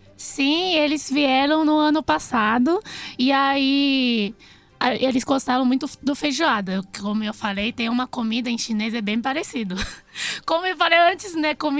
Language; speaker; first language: Portuguese; non-native, fluent; Chinese